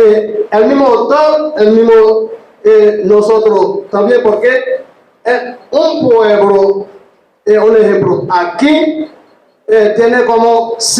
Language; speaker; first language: Spanish; non-native, learner; Haitian Creole